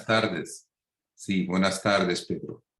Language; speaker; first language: Spanish; non-native, fluent; Portuguese